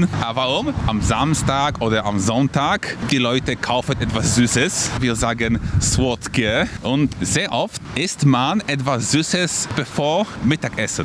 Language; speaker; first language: German; non-native, fluent; Polish